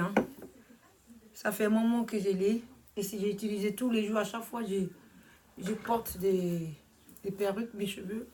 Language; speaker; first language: French; non-native, learner; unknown